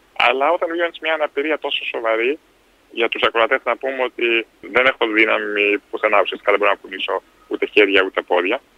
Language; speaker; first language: Greek; early bilingual, other home language; Russian